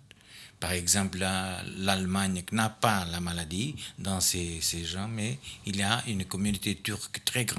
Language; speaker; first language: French; non-native, fluent; Portuguese